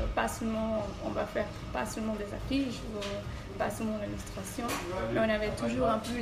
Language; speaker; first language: French; non-native, fluent; Spanish